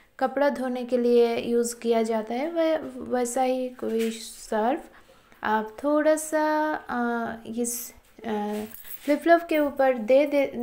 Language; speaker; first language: Hindi; non-native, local second language; Bangla